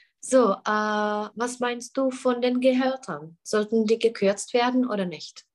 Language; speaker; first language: German; non-native, fluent; Czech